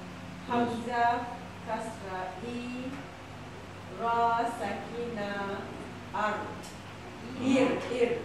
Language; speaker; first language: Arabic; non-native, learner; Malay